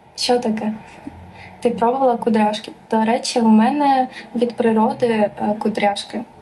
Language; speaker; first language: Ukrainian; native; Ukrainian